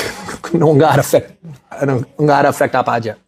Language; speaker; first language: Indonesian; non-native, learner; English